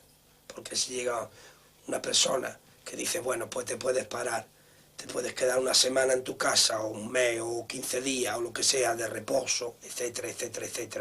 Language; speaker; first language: Spanish; native; Spanish